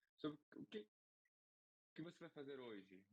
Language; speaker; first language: Portuguese; non-native, fluent; French